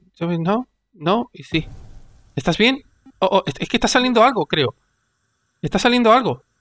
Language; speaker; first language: Spanish; native; Spanish